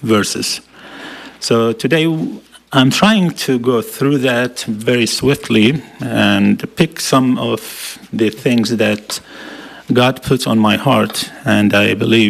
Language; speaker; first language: English; non-native, fluent; Aramaic